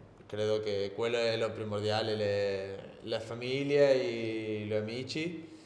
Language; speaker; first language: Italian; non-native, learner; Spanish